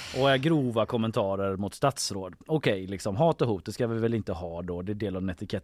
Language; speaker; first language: Swedish; native; Swedish